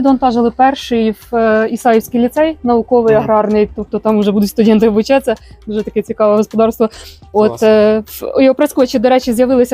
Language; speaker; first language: Ukrainian; native; Ukrainian